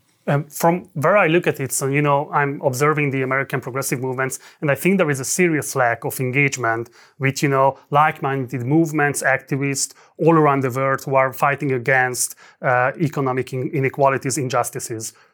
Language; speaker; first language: English; non-native, fluent; Hungarian